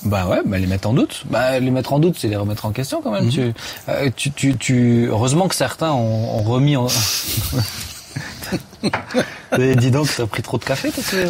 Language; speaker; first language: French; native; French